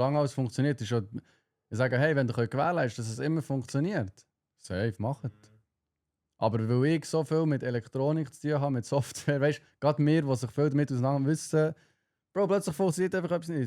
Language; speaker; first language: German; native; German